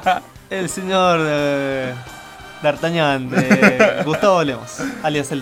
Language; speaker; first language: Spanish; native; Spanish